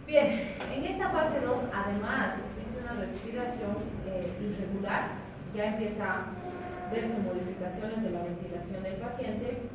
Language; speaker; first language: Spanish; native; Spanish